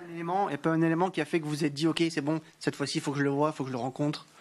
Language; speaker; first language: French; native; French